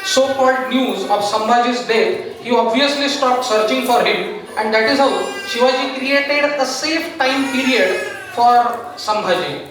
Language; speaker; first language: English; non-native, local second language; Marathi